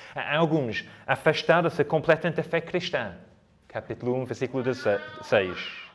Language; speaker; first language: Portuguese; non-native, fluent; English